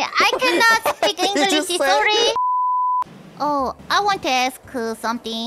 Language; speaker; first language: English; non-native, learner; Korean